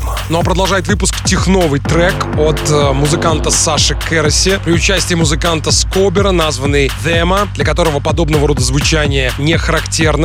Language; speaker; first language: Russian; native; Russian